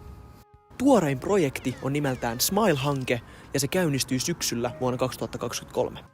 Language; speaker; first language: Finnish; native; Finnish